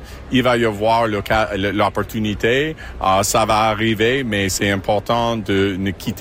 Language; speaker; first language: French; non-native, local second language; English